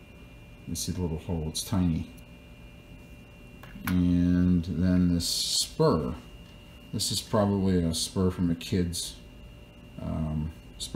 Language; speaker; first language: English; native; English